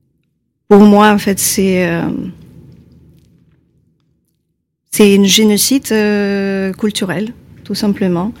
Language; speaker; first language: French; non-native, fluent; Ukrainian